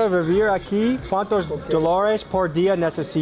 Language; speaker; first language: Spanish; non-native, learner; English